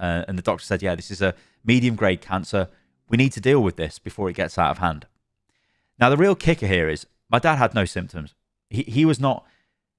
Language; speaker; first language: English; native; English